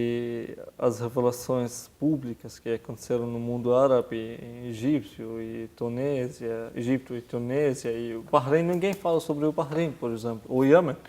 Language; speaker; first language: Portuguese; non-native, fluent; Arabic